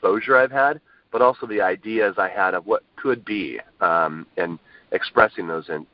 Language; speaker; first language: English; native; English